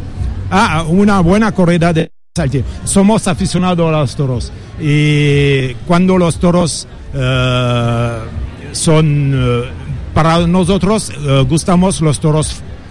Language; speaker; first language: Spanish; non-native, learner; French